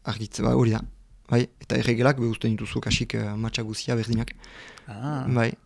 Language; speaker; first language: Basque; non-native, local second language; French